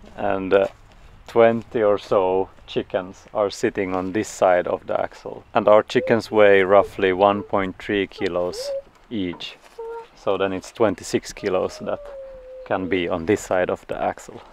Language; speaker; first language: English; non-native, fluent; Swedish